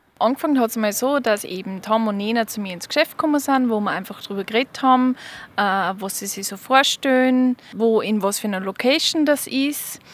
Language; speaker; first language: German; native; German